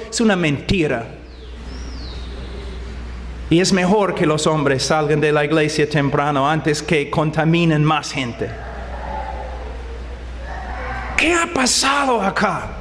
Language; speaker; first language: Spanish; non-native, fluent; English